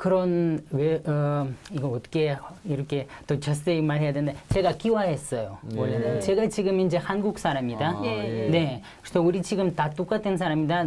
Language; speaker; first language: Korean; non-native, learner; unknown